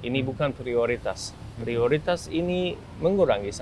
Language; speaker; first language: Indonesian; non-native, fluent; German